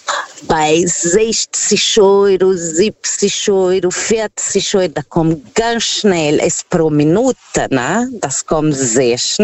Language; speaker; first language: German; non-native, fluent; Portuguese